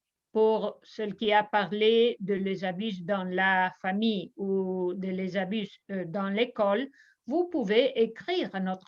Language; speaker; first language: French; non-native, fluent; Spanish